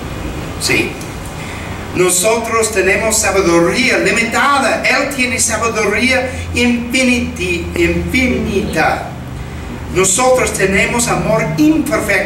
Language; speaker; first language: Spanish; non-native, fluent; English